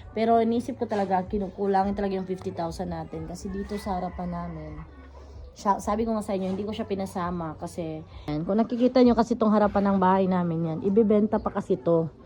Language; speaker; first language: Filipino; non-native, local second language; Cebuano